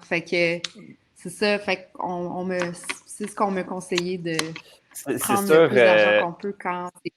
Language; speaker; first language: French; native; French